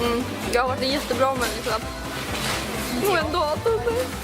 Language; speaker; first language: Swedish; native; Swedish